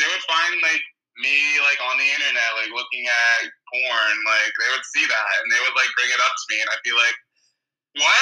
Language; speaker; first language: English; native; English